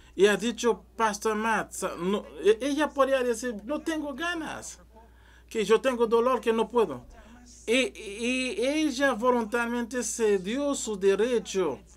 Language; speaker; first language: Spanish; non-native, learner; French